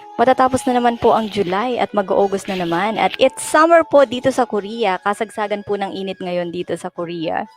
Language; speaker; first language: Filipino; native; Filipino